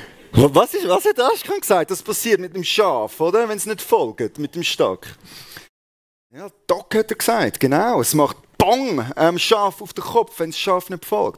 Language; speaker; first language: German; native; German